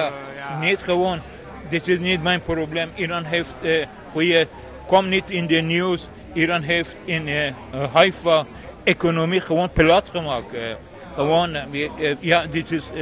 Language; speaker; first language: Dutch; non-native, learner; Persian